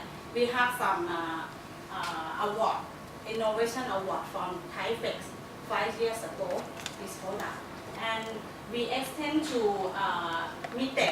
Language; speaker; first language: English; non-native, learner; Thai